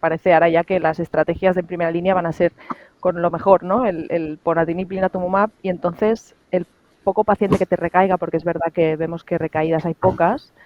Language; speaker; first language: Spanish; native; Spanish